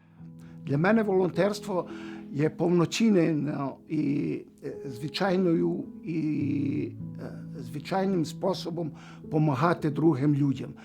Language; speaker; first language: Ukrainian; early bilingual, heritage; English